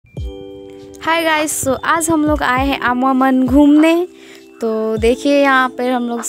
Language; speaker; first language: Hindi; native; Hindi